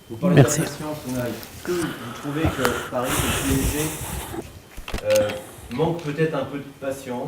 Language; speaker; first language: French; native; French